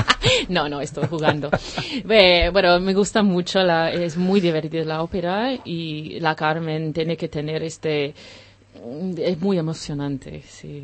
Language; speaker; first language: Spanish; non-native, learner; English